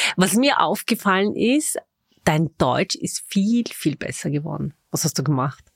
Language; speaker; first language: German; native; German